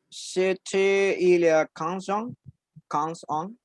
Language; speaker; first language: French; non-native, learner; Spanish